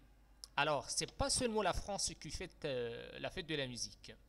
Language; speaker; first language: French; non-native, fluent; Arabic